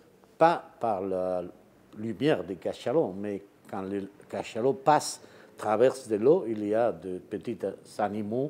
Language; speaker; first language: French; non-native, fluent; Spanish